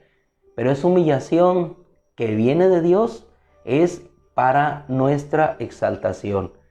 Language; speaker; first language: Spanish; native; Spanish